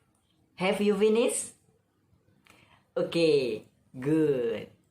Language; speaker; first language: English; non-native, learner; Indonesian